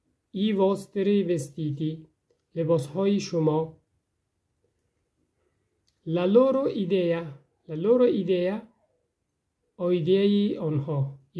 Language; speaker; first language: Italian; non-native, fluent; Persian